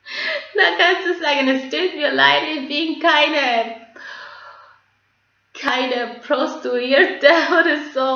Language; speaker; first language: German; non-native, fluent; English